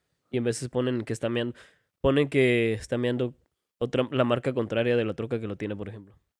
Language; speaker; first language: Spanish; native; Spanish